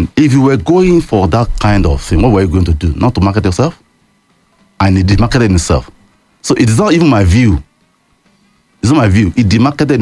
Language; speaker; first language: English; non-native, local second language; Yoruba